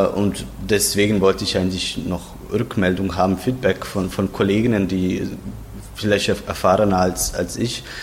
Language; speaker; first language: German; non-native, fluent; Croatian